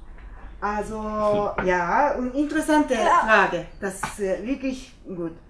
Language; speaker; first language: German; non-native, learner; Japanese